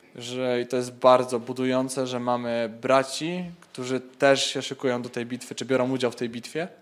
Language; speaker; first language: Polish; native; Polish